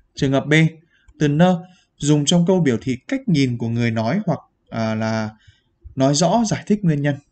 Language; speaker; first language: Vietnamese; native; Vietnamese